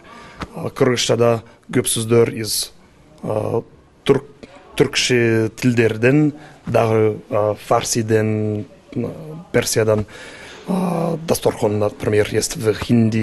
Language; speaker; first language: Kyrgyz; non-native, learner; English